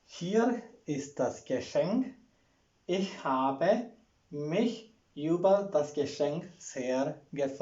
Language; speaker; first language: German; non-native, fluent; Malayalam